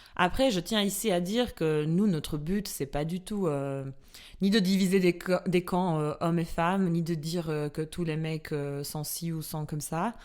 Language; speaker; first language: French; non-native, fluent; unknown